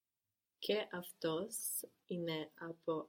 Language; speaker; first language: Greek; non-native, learner; English